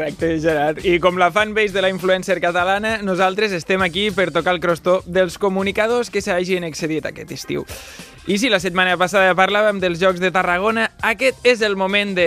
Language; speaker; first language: Catalan; native; Catalan